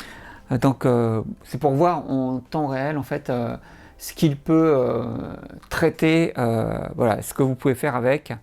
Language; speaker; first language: French; native; French